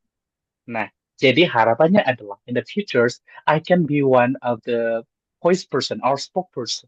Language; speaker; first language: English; non-native, fluent; Indonesian